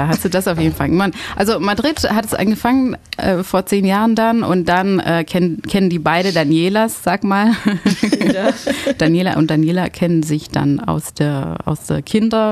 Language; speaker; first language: German; non-native, fluent; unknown